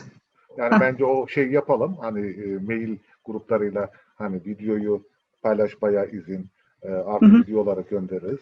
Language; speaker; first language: Turkish; native; Turkish